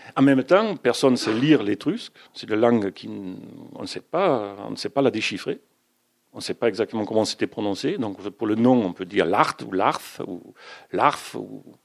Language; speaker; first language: French; non-native, fluent; German